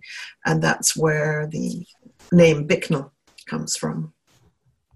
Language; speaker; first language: English; native; English